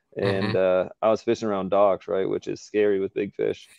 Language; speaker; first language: English; native; English